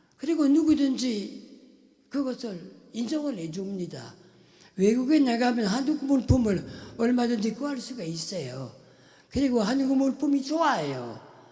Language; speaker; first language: Korean; non-native, fluent; French